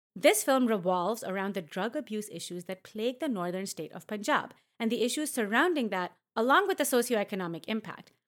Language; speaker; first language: English; early bilingual, other home language; Hindi